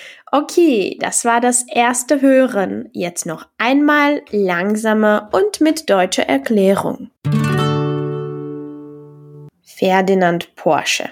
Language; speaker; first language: German; non-native, fluent; Czech